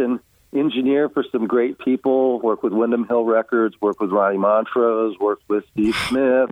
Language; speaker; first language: English; native; English